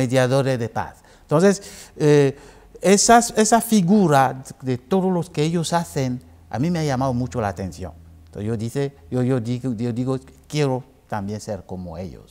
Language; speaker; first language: Spanish; non-native, fluent; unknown